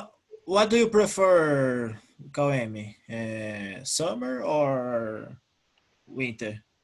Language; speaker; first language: English; non-native, learner; Portuguese